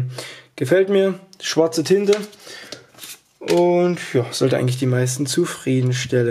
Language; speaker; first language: German; native; German